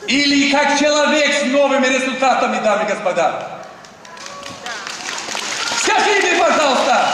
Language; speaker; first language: Russian; non-native, learner; Swedish